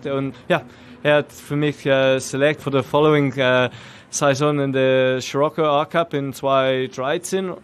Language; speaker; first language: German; non-native, learner; English